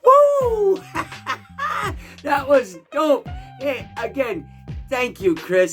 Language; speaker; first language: English; native; English